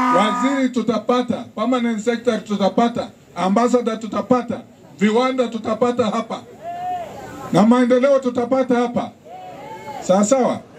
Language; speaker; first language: Swahili; non-native, local second language; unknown